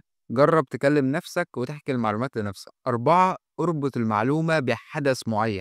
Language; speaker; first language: Arabic; native; Arabic